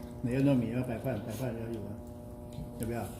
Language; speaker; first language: Chinese; non-native, learner; Thai